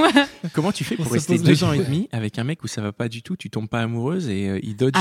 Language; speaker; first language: French; native; French